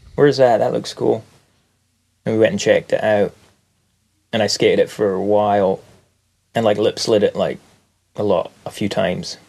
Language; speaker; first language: English; native; English